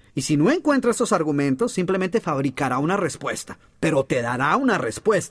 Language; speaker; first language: Spanish; native; Spanish